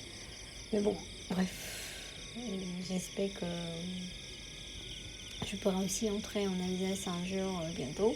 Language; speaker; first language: French; non-native, fluent; Japanese